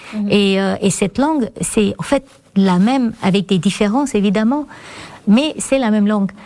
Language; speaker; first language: French; non-native, fluent; Armenian